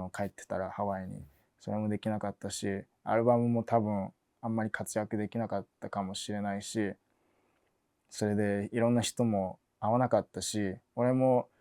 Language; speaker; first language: Japanese; early bilingual, other home language; English